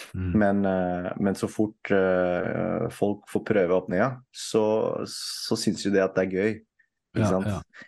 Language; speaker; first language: Norwegian; early bilingual, other home language; Filipino